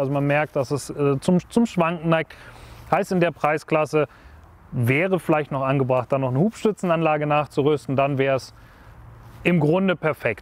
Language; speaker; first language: German; native; German